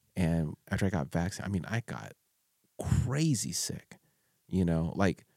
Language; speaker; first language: English; early bilingual, other home language; Filipino